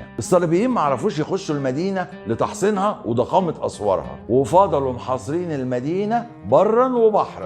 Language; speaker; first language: Arabic; native; Arabic